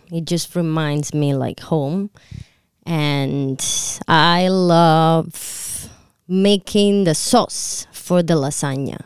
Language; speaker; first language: English; non-native, fluent; Italian